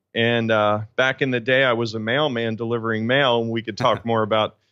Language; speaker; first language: English; native; English